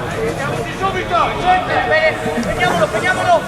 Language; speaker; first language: Italian; native; Italian